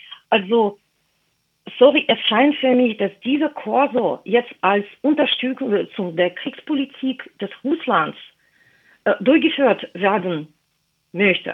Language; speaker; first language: German; non-native, fluent; Russian